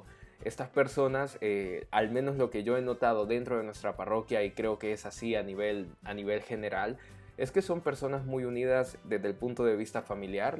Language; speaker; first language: Spanish; native; Spanish